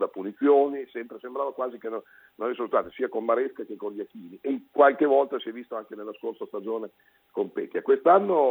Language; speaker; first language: Italian; native; Italian